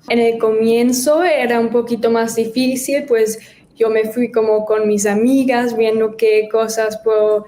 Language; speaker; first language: Spanish; early bilingual, heritage; German